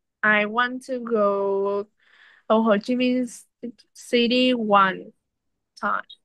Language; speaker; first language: English; non-native, learner; Vietnamese